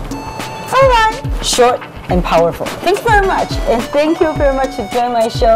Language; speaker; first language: English; non-native, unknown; Chinese